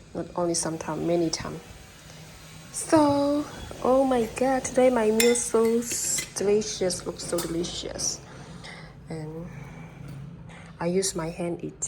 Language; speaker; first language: English; non-native, learner; Burmese